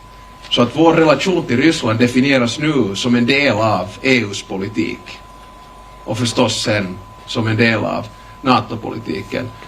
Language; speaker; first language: Swedish; native; Swedish